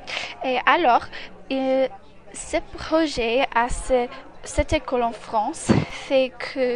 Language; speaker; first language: French; non-native, learner; English